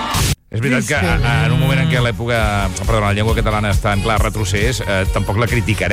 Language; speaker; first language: Catalan; native; Catalan